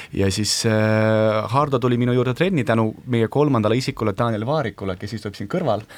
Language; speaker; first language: Estonian; non-native, local second language; Russian